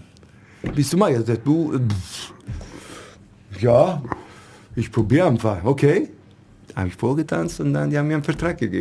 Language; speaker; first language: German; non-native, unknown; Italian